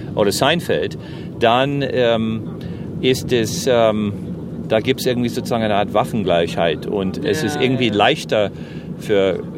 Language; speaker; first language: German; non-native, fluent; English